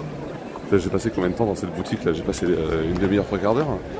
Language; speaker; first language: French; native; French